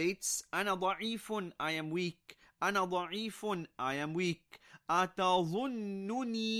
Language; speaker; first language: Arabic; non-native, fluent; English